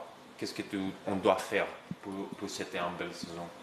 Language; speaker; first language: French; non-native, learner; Greek